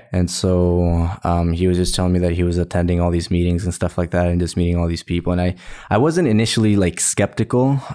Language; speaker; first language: English; early bilingual, other home language; Spanish